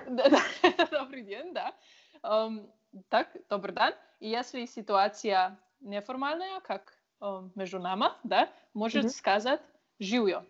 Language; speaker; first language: Russian; non-native, learner; Slovenian